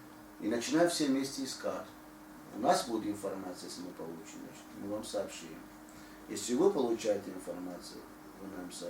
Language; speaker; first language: Russian; native; Russian